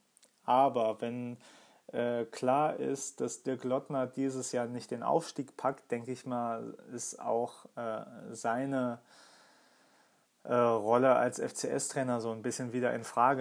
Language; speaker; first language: German; native; German